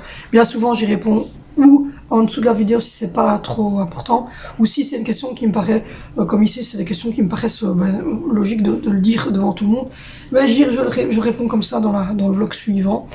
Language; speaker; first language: French; native; French